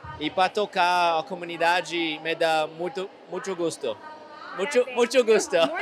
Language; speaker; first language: Portuguese; non-native, fluent; English